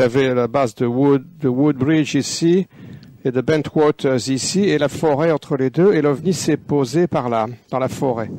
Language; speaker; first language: French; native; French